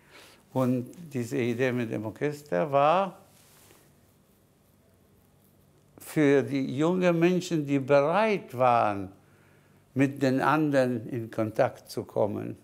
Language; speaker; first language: German; non-native, fluent; Spanish